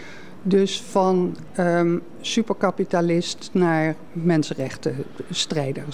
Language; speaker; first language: Dutch; native; Dutch